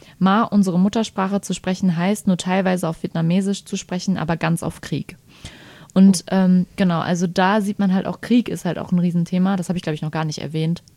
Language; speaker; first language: German; native; German